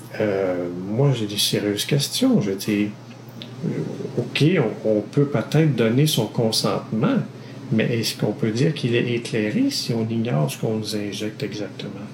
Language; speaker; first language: French; native; French